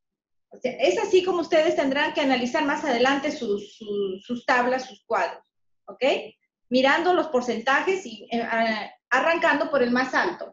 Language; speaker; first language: Spanish; native; Spanish